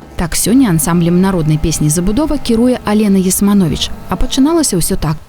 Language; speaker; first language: Belarusian; native; Belarusian